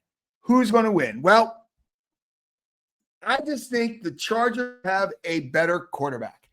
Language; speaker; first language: English; native; English